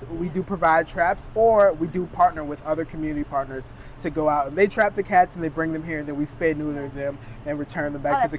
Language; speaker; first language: English; native; English